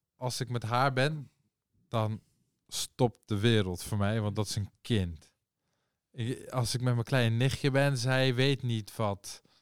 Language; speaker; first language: Dutch; early bilingual, other home language; Persian